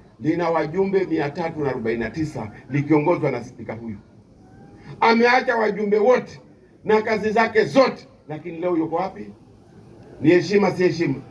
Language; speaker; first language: Swahili; native; Swahili